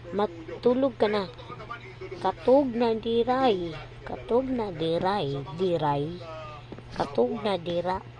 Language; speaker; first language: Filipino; non-native, local second language; Cebuano